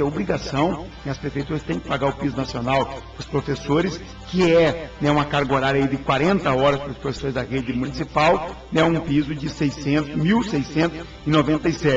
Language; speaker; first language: Portuguese; native; Portuguese